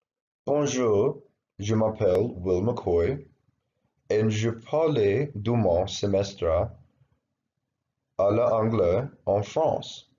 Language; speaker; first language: French; non-native, learner; English